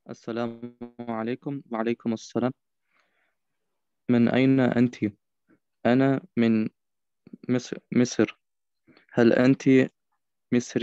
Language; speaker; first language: Arabic; non-native, learner; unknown